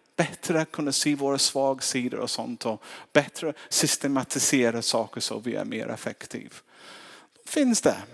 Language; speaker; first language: Swedish; non-native, fluent; English